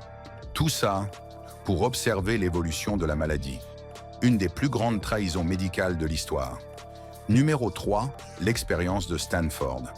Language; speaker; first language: French; native; French